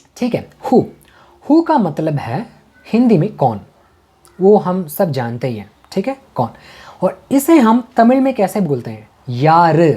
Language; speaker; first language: Hindi; non-native, local second language; Tamil